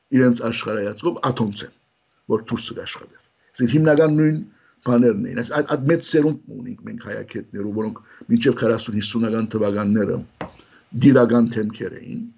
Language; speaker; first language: Armenian; early bilingual, heritage; Armenian